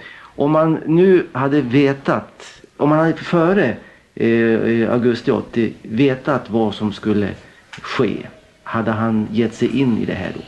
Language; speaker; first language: Swedish; native; Swedish